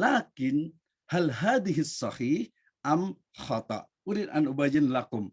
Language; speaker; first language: Arabic; non-native, learner; Indonesian